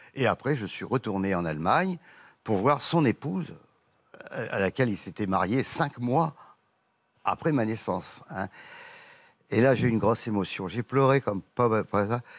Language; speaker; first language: French; native; French